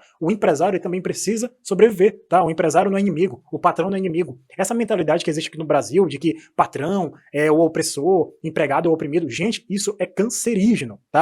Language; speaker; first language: Portuguese; native; Portuguese